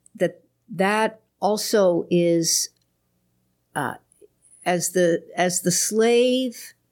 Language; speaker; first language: English; native; English